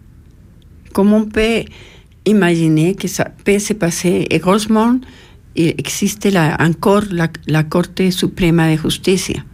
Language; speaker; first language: French; non-native, fluent; Spanish